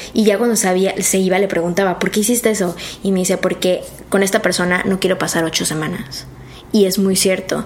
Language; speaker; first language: Spanish; native; Spanish